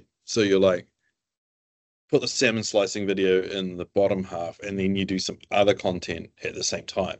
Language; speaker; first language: English; native; English